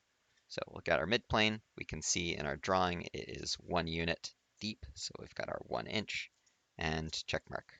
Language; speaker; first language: English; native; English